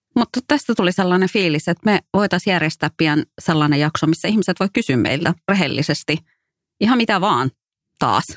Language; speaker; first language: Finnish; early bilingual, other home language; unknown